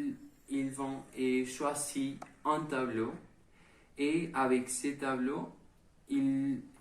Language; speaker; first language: French; non-native, learner; Spanish